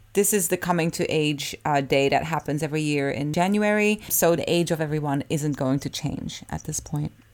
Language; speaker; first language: English; early bilingual, other home language; Japanese